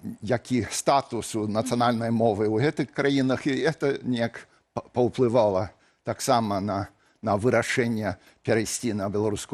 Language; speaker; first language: Belarusian; non-native, fluent; English